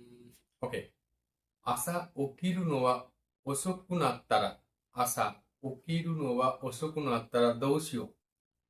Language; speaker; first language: Japanese; non-native, learner; Bangla